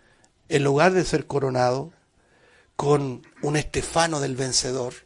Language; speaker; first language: Spanish; native; Spanish